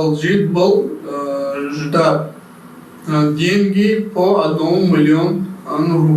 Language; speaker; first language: Russian; non-native, learner; Tajik